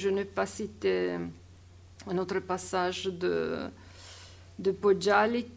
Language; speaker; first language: French; non-native, fluent; Italian